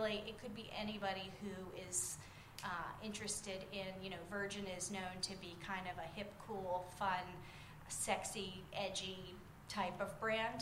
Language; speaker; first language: English; native; English